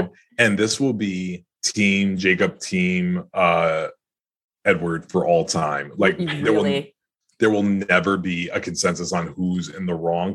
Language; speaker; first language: English; native; English